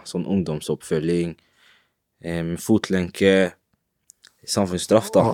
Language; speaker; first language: Norwegian; native; Norwegian